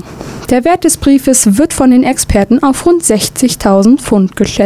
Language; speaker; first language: German; native; German